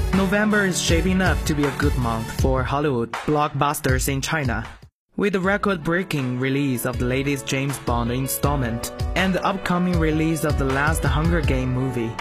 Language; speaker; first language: English; non-native, fluent; Chinese